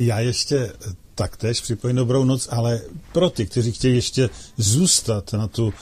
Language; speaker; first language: Czech; native; Czech